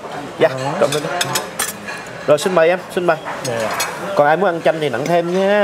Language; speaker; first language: Vietnamese; native; Vietnamese